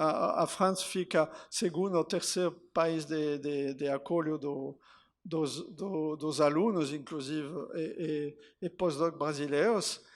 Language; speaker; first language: Portuguese; non-native, fluent; French